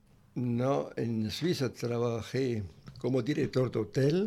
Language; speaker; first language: Spanish; non-native, learner; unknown